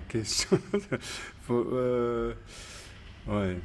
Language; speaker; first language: French; non-native, learner; Japanese